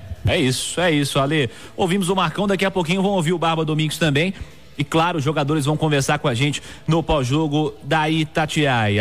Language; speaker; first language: Portuguese; native; Portuguese